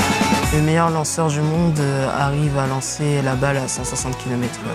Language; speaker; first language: French; native; French